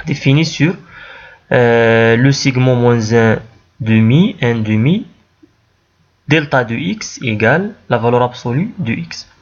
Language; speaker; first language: French; non-native, local second language; Arabic